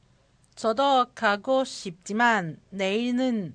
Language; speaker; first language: Korean; non-native, learner; Cantonese